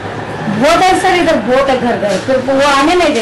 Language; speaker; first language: Hindi; non-native, local second language; Bangla